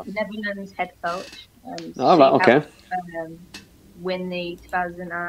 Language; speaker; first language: English; early bilingual, other home language; Greek